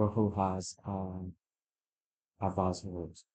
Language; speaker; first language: English; non-native, learner; Spanish